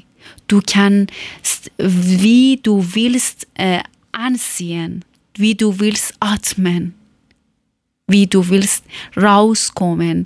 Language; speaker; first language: German; non-native, learner; Persian